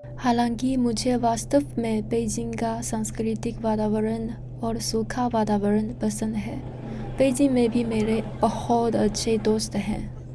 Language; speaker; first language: Hindi; non-native, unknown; Chinese